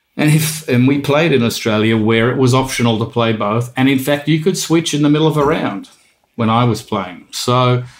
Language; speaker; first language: English; native; English